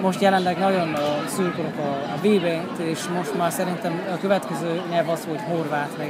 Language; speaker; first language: Hungarian; non-native, fluent; Japanese